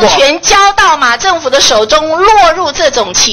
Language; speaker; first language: Chinese; native; Chinese